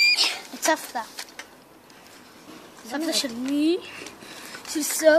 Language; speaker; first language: Hebrew; native; Hebrew